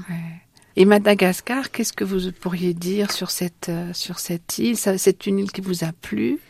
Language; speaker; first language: French; native; French